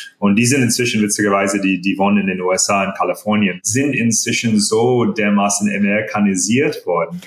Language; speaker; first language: German; non-native, fluent; English